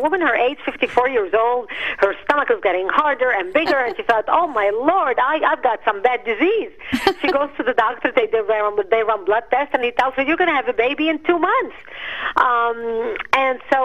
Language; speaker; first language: English; non-native, fluent; Arabic